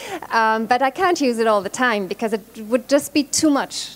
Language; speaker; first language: English; non-native, fluent; German